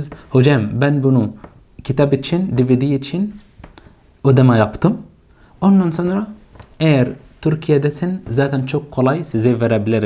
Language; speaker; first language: Turkish; non-native, fluent; Arabic